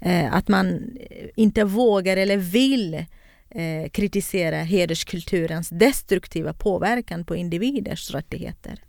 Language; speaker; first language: Swedish; non-native, fluent; Kurdish